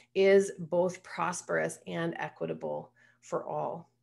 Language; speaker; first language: English; native; English